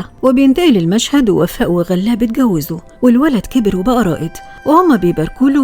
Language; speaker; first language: Arabic; native; Arabic